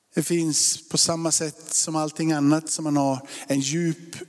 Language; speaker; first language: Swedish; native; Swedish